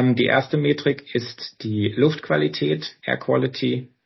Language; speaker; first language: German; native; German